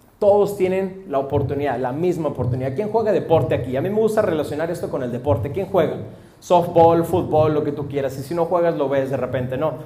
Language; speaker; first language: Spanish; early bilingual, heritage; Spanish